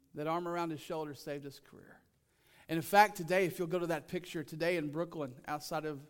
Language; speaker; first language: English; native; English